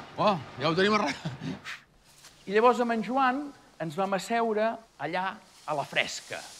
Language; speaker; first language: Catalan; native; Catalan